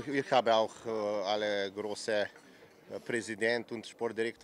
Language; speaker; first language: German; non-native, learner; Slovenian